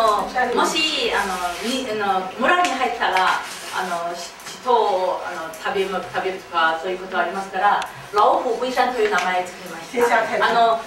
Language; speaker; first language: Japanese; non-native, fluent; Chinese